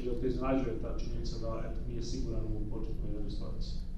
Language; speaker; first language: Croatian; native; Croatian